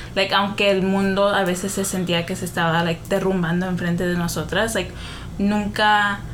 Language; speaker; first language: Spanish; early bilingual, heritage; Spanish